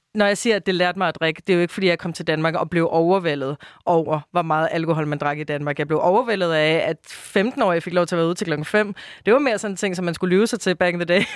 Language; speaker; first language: Danish; non-native, fluent; Spanish